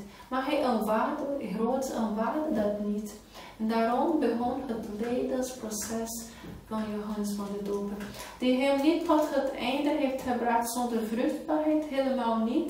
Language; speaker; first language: Dutch; non-native, fluent; Portuguese